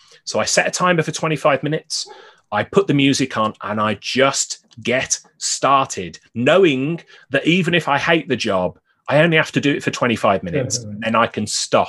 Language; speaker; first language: English; native; English